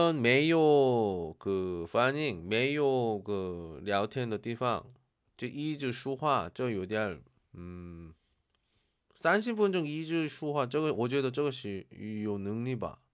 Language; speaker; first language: Chinese; non-native, learner; Korean